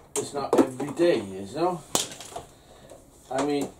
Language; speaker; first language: English; native; English